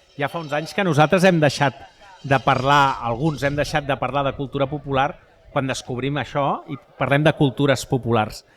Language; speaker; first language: Catalan; native; Catalan